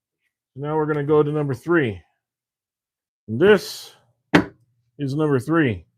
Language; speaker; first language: English; native; English